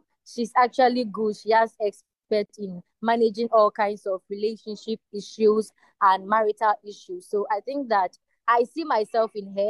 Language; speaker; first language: English; non-native, local second language; Ewe